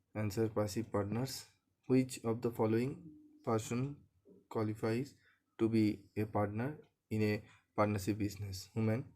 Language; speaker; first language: English; non-native, local second language; Bangla